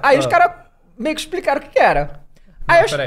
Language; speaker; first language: Portuguese; native; Portuguese